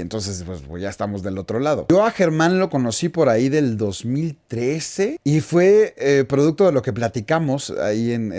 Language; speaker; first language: Spanish; native; Spanish